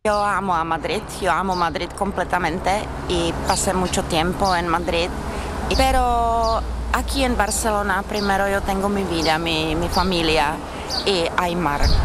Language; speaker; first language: Spanish; non-native, fluent; Czech